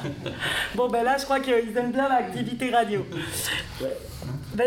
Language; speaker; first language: French; native; French